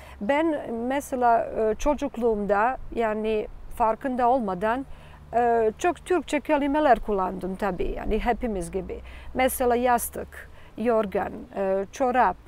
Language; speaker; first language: Turkish; non-native, fluent; Serbian